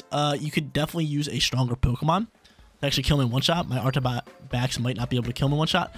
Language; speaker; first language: English; native; English